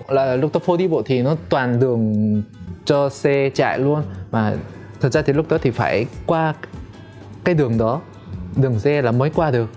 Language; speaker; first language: Vietnamese; non-native, fluent; Korean